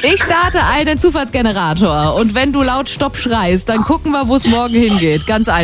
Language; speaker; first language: German; native; German